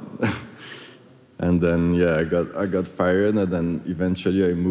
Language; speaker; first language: English; non-native, fluent; French